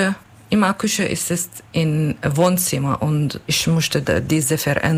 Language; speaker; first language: German; non-native, learner; Turkish